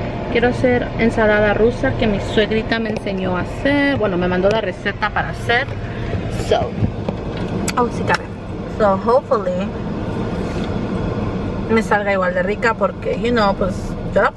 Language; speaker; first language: Spanish; early bilingual, heritage; Spanish